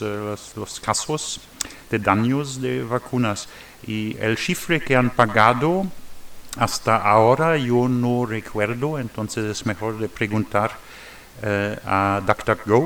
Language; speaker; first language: Spanish; non-native, learner; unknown